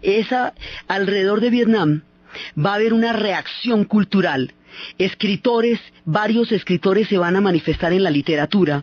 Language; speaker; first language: Spanish; native; Spanish